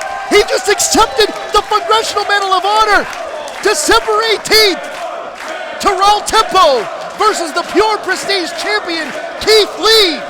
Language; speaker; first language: English; native; English